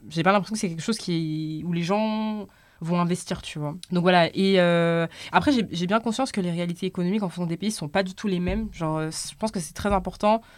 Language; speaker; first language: French; early bilingual, other home language; Lingala